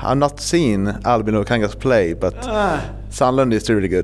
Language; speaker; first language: English; non-native, fluent; Swedish